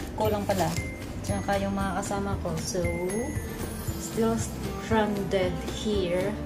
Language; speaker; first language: Filipino; non-native, local second language; Hiligaynon